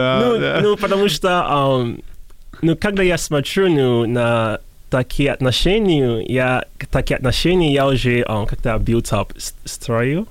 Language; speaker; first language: Russian; non-native, learner; English